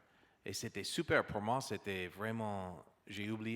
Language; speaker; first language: French; non-native, learner; English